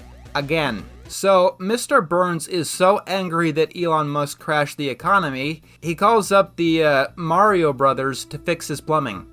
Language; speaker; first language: English; native; English